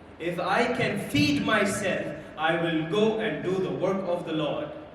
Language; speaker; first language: English; non-native, local second language; Telugu